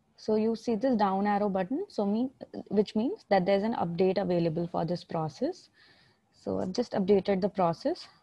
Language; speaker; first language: English; non-native, local second language; Hindi